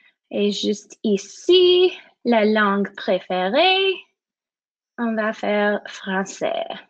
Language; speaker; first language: French; non-native, learner; English